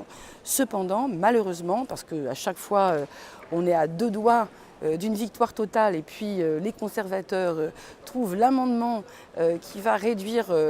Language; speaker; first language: French; native; French